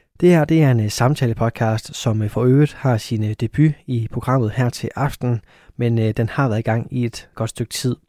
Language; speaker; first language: Danish; native; Danish